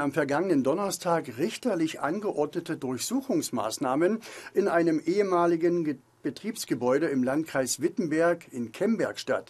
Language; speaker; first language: German; native; German